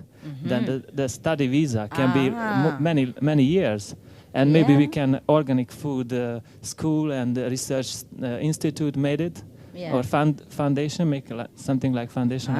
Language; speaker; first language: English; non-native, learner; Hungarian